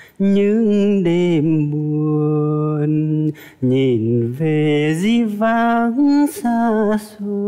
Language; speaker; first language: Vietnamese; non-native, local second language; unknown